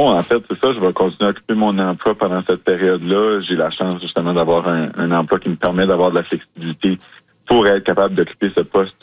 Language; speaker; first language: French; native; French